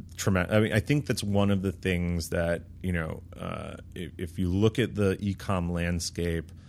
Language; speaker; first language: English; native; English